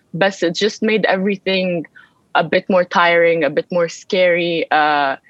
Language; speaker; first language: English; early bilingual, other home language; Arabic